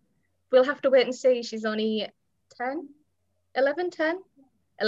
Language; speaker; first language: English; native; English